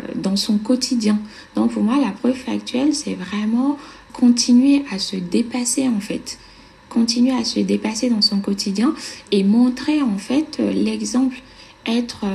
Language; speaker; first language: French; non-native, fluent; Italian